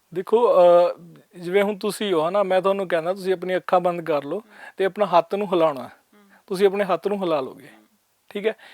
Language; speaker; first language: Punjabi; native; Punjabi